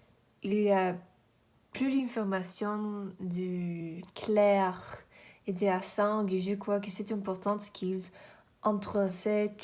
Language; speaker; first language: French; non-native, learner; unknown